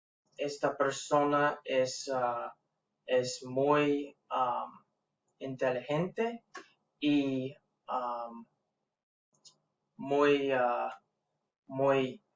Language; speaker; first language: Spanish; non-native, learner; English